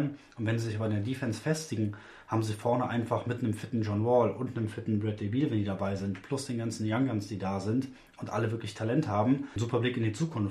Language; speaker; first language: German; native; German